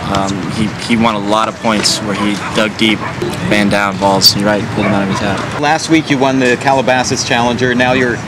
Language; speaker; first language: English; native; English